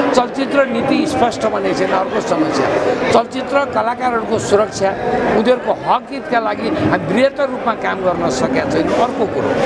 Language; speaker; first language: Nepali; native; Nepali